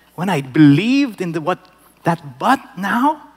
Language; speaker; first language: English; non-native, local second language; Filipino